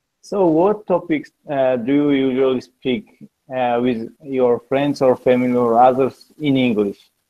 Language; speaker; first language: English; non-native, learner; Georgian